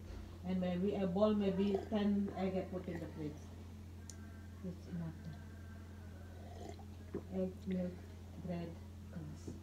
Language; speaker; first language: English; non-native, learner; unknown